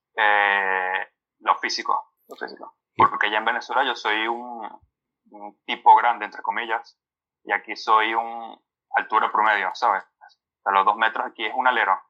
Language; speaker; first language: Spanish; native; Spanish